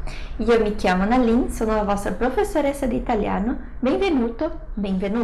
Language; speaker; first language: Italian; non-native, fluent; Portuguese